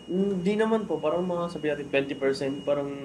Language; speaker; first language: Filipino; early bilingual, other home language; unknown